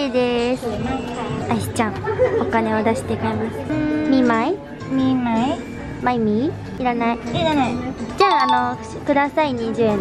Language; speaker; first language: Japanese; non-native, learner; Thai